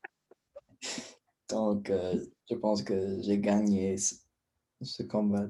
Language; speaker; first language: French; non-native, learner; English